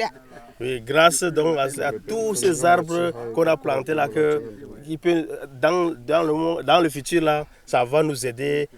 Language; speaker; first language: French; non-native, local second language; Fula